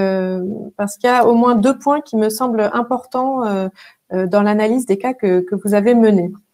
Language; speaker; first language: French; native; French